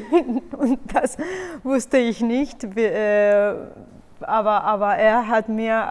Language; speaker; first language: German; non-native, learner; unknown